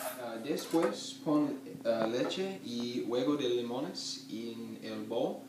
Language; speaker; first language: Spanish; non-native, learner; English